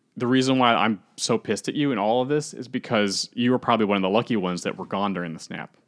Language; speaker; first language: English; native; English